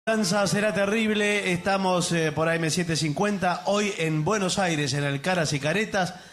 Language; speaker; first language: Spanish; native; Spanish